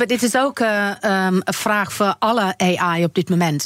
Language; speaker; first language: Dutch; non-native, learner; English